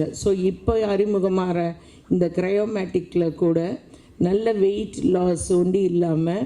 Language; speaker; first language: Tamil; native; Tamil